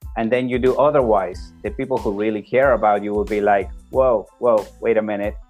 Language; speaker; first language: English; non-native, fluent; Spanish